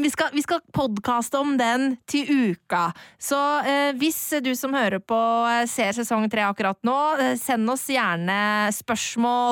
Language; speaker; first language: Norwegian; native; Norwegian